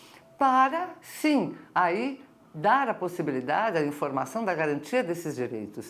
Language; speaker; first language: Portuguese; native; Portuguese